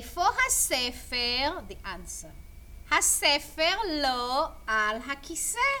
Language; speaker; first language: Hebrew; non-native, fluent; English